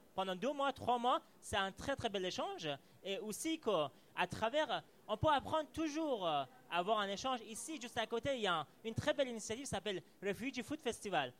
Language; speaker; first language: French; non-native, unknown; Persian